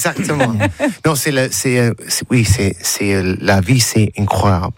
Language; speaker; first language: French; non-native, learner; English